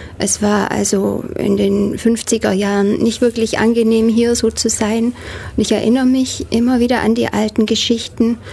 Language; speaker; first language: German; native; German